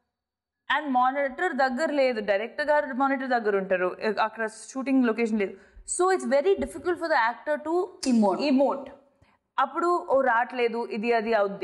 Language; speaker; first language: Telugu; non-native, fluent; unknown